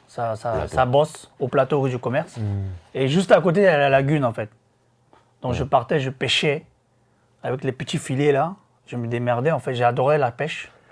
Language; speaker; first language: French; non-native, local second language; Korean